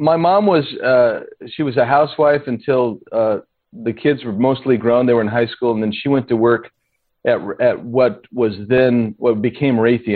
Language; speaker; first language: English; native; English